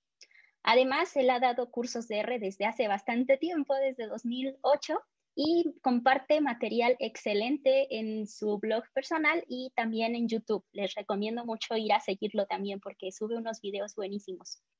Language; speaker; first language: Spanish; native; Spanish